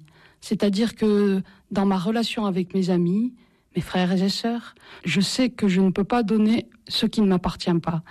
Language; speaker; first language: French; native; French